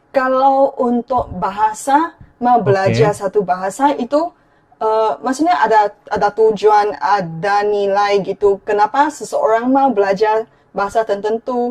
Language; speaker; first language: Indonesian; non-native, fluent; Chinese